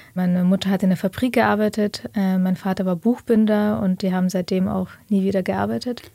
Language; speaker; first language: German; early bilingual, other home language; Russian